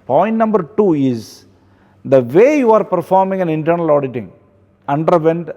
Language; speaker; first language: English; non-native, local second language; Malayalam